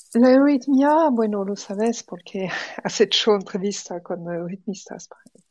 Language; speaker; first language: Spanish; non-native, fluent; French